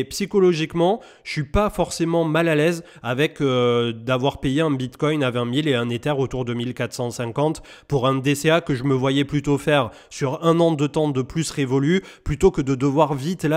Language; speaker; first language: French; native; French